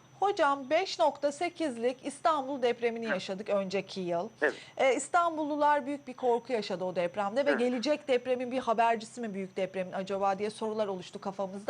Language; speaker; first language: Turkish; native; Turkish